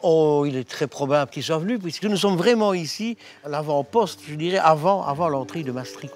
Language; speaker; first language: French; native; French